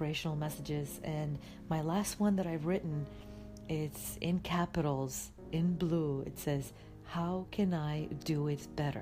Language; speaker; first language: English; non-native, fluent; Romanian